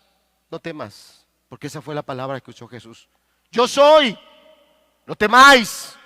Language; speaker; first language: Spanish; native; Spanish